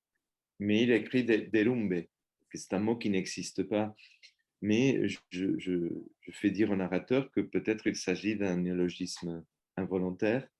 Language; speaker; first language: French; non-native, fluent; Spanish